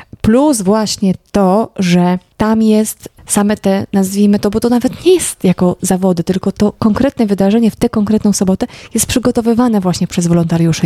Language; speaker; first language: Polish; native; Polish